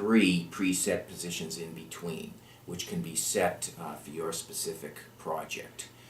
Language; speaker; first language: English; native; English